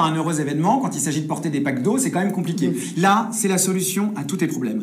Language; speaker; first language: French; native; French